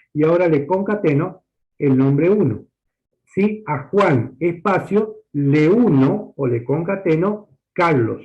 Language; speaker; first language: Spanish; native; Spanish